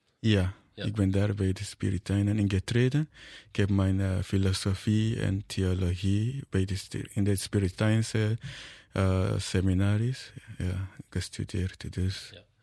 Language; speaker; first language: Dutch; non-native, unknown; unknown